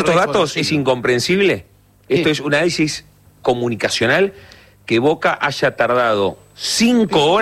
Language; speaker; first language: Spanish; native; Spanish